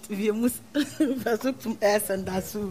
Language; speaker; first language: German; non-native, learner; Akan